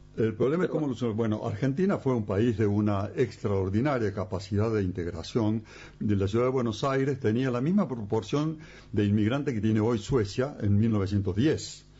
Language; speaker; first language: Spanish; native; Spanish